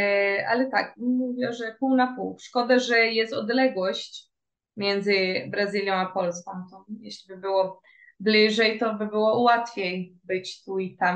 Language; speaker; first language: Polish; early bilingual, heritage; Portuguese